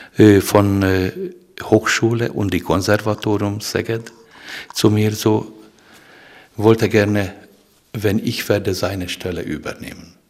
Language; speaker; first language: German; non-native, fluent; Hungarian